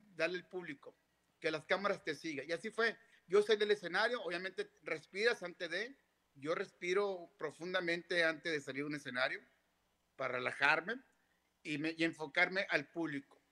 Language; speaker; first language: Spanish; native; Spanish